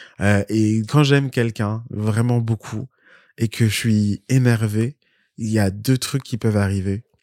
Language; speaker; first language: French; early bilingual, other home language; Spanish